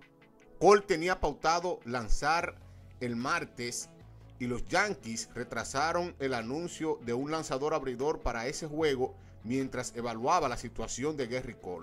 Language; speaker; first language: Spanish; native; Spanish